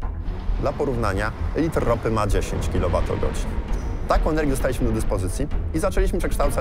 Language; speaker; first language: Polish; native; Polish